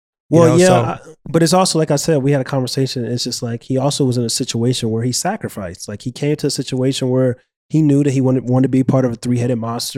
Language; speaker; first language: English; native; English